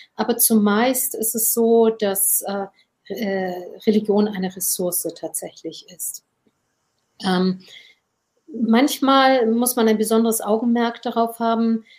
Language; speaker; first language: German; early bilingual, other home language; Turkish